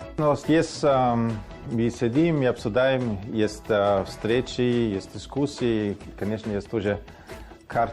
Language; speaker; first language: Russian; non-native, fluent; German